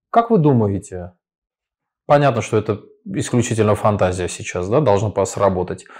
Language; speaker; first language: Russian; non-native, local second language; Armenian